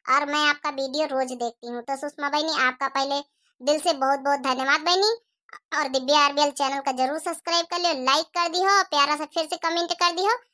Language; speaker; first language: Hindi; native; Hindi